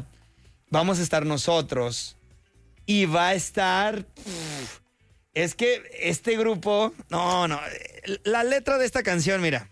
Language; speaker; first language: Spanish; native; Spanish